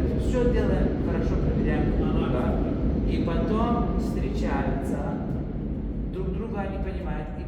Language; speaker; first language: Russian; early bilingual, heritage; Russian